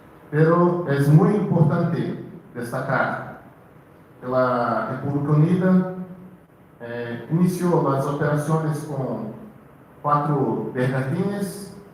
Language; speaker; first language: Spanish; non-native, learner; Portuguese